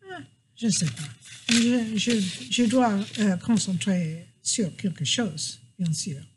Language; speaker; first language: French; non-native, fluent; English